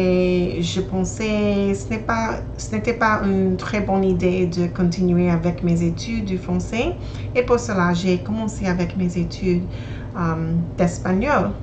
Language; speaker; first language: French; non-native, learner; English